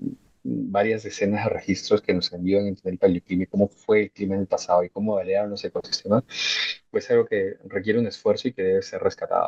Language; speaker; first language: Spanish; native; Spanish